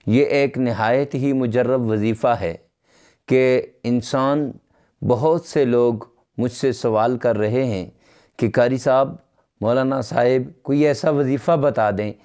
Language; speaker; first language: Urdu; native; Urdu